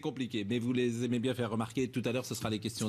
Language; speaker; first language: French; native; French